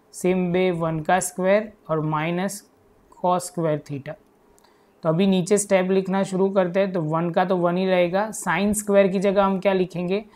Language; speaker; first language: Hindi; non-native, local second language; Gujarati